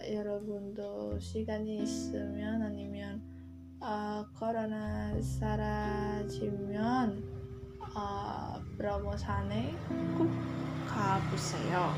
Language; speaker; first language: Korean; non-native, learner; Indonesian